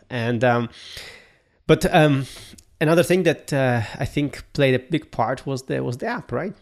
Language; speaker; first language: English; non-native, fluent; Polish